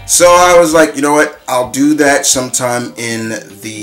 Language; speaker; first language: English; native; English